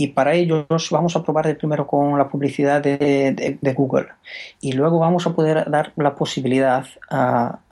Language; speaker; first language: Spanish; non-native, fluent; Romanian